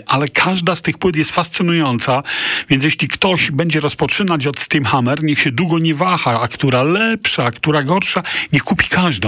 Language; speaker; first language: Polish; native; Polish